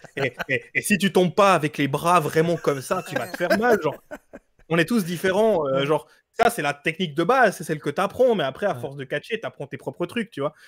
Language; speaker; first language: French; early bilingual, other home language; Portuguese